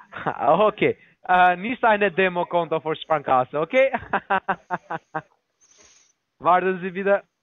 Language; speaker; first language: German; non-native, learner; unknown